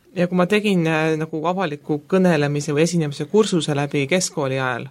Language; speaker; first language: Estonian; native; Estonian